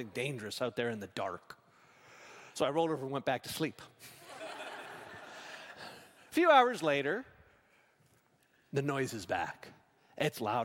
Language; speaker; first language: English; native; English